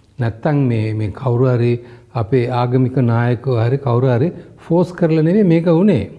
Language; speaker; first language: Sinhala; non-native, local second language; Tamil